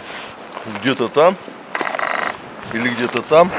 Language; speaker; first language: Russian; native; Russian